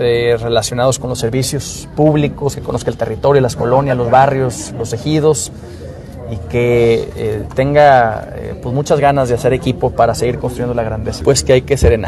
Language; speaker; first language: Spanish; native; Spanish